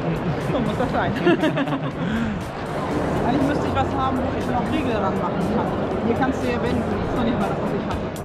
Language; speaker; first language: German; native; German